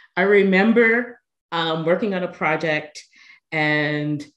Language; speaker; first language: English; native; English